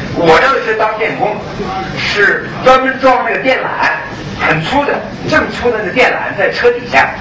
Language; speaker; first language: Chinese; early bilingual, other home language; English